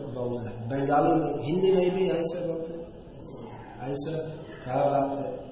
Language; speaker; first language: Hindi; non-native, fluent; English